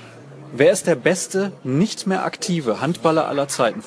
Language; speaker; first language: German; native; German